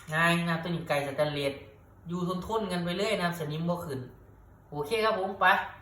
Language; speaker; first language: Thai; native; Thai